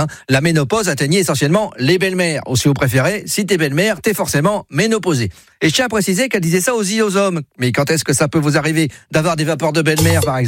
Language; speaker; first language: French; native; French